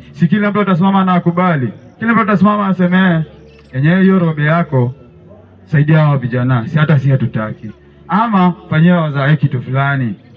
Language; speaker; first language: Swahili; native; Swahili